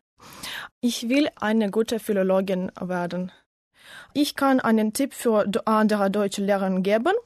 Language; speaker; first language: German; non-native, learner; Ukrainian